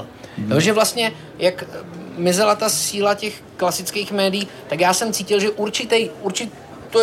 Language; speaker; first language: Czech; native; Czech